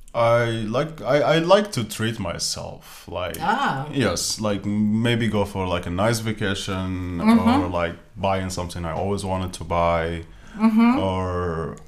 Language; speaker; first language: English; non-native, fluent; Arabic